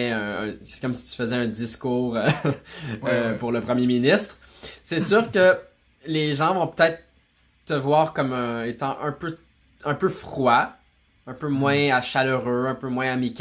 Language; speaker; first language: French; native; French